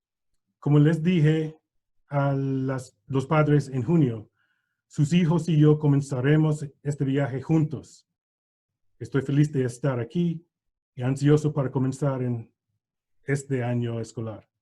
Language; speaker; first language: Spanish; non-native, learner; English